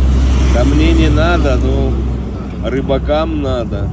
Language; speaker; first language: Russian; native; Russian